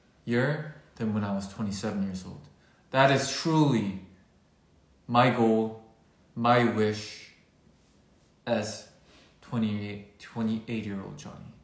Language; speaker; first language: English; early bilingual, other home language; Korean